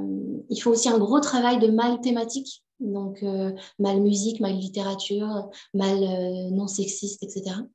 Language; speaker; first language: French; native; French